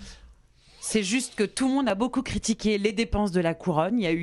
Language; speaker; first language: French; native; French